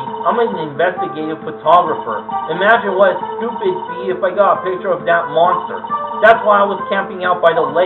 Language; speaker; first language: English; native; English